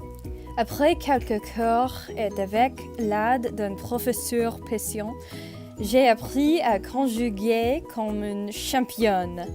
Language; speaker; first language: French; non-native, fluent; English